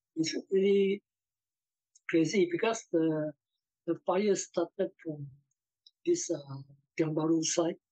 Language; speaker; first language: English; non-native, local second language; Min Nan Chinese